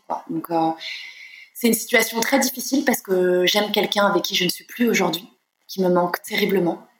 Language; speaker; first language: French; native; French